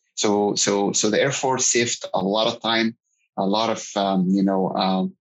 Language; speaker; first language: English; non-native, fluent; Arabic